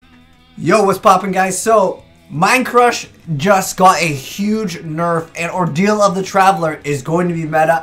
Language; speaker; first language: English; native; English